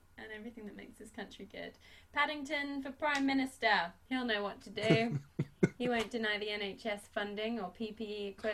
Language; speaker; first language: English; native; English